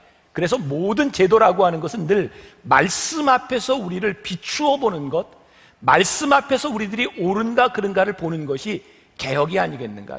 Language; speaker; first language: Korean; native; Korean